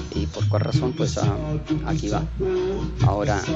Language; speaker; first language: Spanish; early bilingual, heritage; Spanish